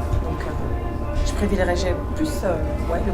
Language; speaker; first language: French; native; French